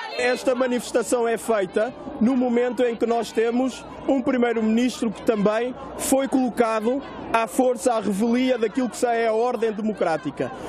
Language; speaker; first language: Portuguese; non-native, local second language; Upper Guinea Crioulo